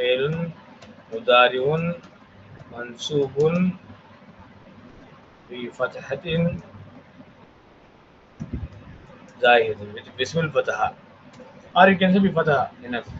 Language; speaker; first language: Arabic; non-native, fluent; Tamil